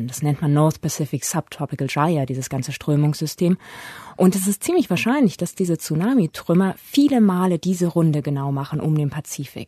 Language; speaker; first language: German; native; German